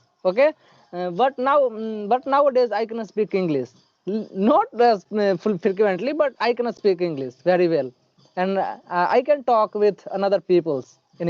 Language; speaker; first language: English; non-native, learner; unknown